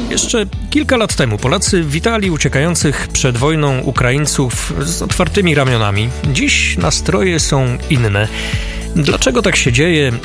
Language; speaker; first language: Polish; native; Polish